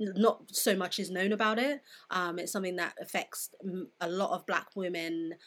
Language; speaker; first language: English; native; English